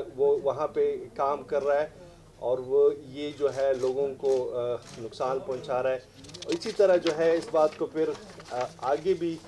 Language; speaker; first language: Urdu; non-native, local second language; Pashto